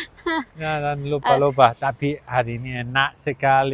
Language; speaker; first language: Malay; non-native, learner; Catalan